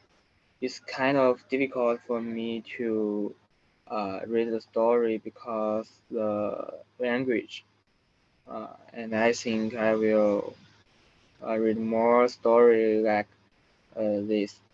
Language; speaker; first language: English; non-native, learner; Chinese